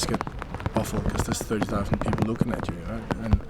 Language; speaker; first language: English; non-native, fluent; Danish